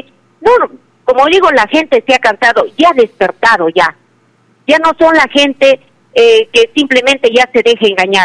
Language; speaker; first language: Spanish; native; Spanish